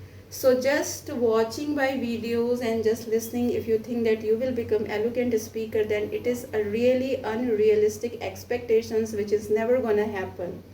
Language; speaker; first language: English; non-native, local second language; Hindi